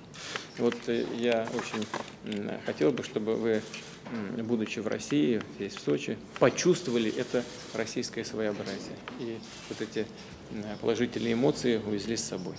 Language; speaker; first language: Russian; native; Russian